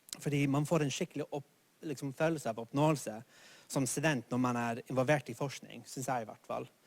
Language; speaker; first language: Norwegian; non-native, fluent; English